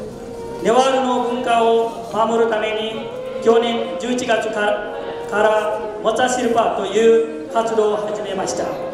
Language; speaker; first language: Japanese; non-native, fluent; Newari